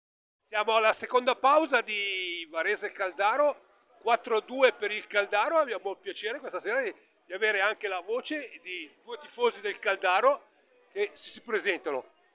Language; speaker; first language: Italian; native; Italian